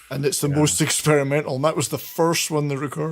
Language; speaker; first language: English; native; English